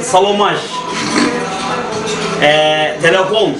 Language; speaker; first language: French; non-native, learner; Turkish